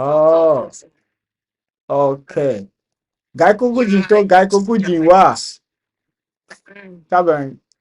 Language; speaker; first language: Japanese; non-native, learner; English